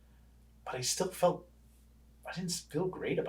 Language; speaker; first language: English; native; English